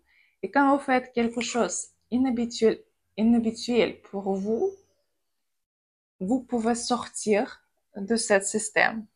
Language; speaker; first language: French; non-native, fluent; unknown